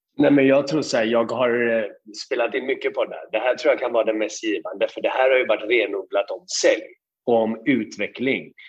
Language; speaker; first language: Swedish; early bilingual, other home language; Persian